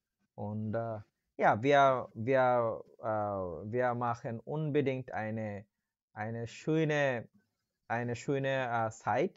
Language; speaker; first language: German; non-native, learner; Bangla